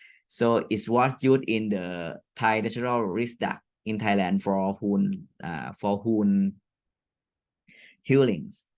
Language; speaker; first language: English; non-native, fluent; Thai